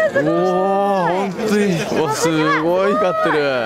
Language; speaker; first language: Japanese; non-native, fluent; Chinese